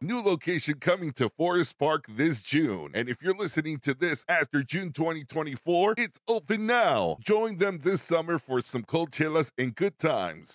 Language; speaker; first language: English; early bilingual, other home language; Spanish